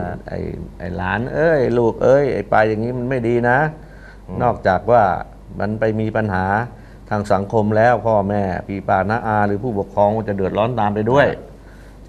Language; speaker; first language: Thai; native; Thai